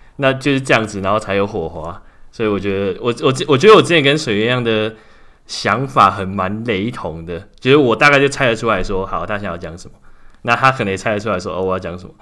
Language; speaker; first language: Chinese; native; Chinese